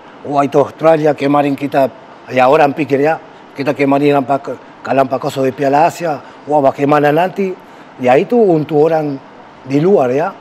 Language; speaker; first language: Indonesian; non-native, fluent; Spanish